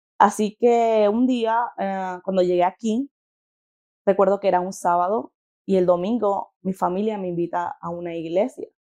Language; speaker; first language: Spanish; native; Spanish